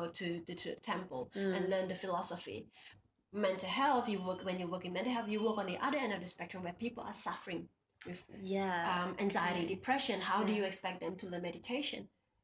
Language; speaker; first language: English; non-native, local second language; Indonesian